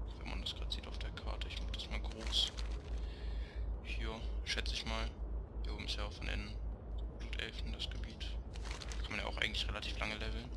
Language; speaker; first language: German; native; German